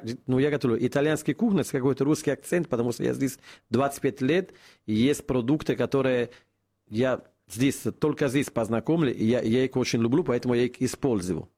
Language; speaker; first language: Russian; non-native, fluent; Italian